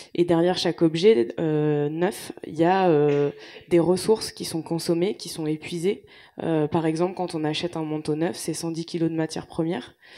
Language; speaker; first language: French; native; French